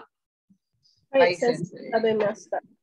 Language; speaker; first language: Japanese; non-native, learner; Filipino